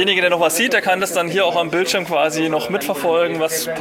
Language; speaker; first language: German; native; German